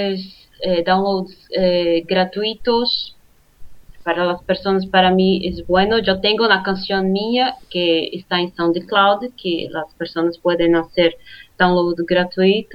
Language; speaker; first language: Spanish; non-native, fluent; Portuguese